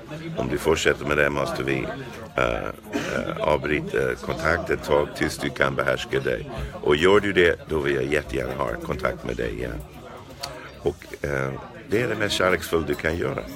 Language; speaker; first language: Swedish; non-native, fluent; English